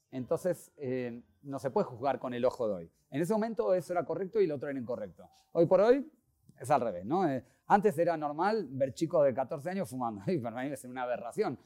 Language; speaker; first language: Spanish; native; Spanish